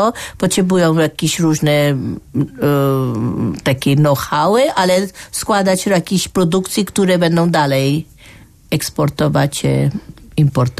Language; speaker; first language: Polish; non-native, fluent; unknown